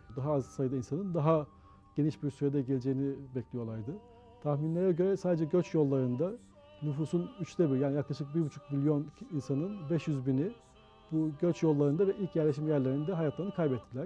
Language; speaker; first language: Turkish; native; Turkish